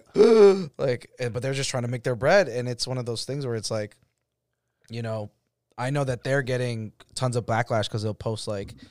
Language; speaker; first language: English; native; English